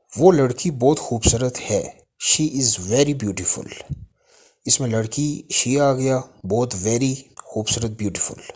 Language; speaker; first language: Urdu; native; Urdu